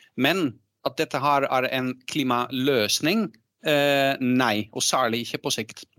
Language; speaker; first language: Norwegian; non-native, fluent; Dutch